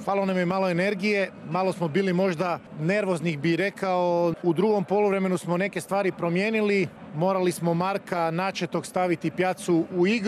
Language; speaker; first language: Croatian; native; Croatian